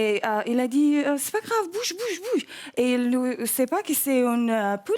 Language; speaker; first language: French; non-native, learner; English